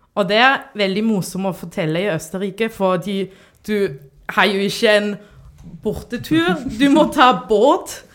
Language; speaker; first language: Norwegian; non-native, fluent; German